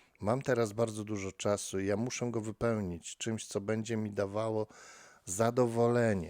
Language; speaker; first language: Polish; native; Polish